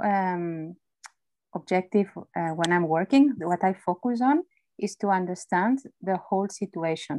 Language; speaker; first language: English; non-native, fluent; Spanish